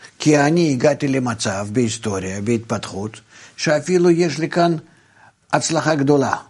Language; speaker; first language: Hebrew; non-native, fluent; Russian